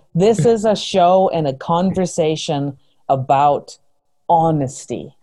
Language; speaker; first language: English; early bilingual, other home language; Spanish